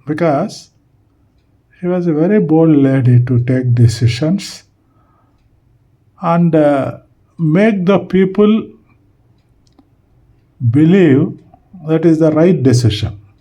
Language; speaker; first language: English; non-native, local second language; Tamil